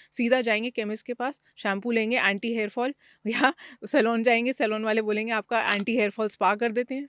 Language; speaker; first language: Hindi; native; Hindi